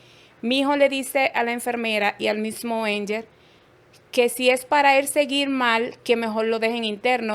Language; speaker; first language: Spanish; native; Spanish